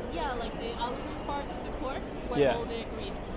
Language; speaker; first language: English; non-native, fluent; Spanish